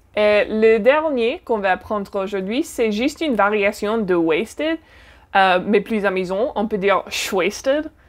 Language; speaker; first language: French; non-native, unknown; English